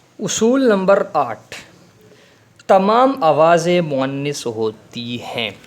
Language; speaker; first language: Urdu; non-native, local second language; Pashto